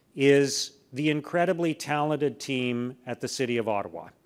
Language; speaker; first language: English; native; English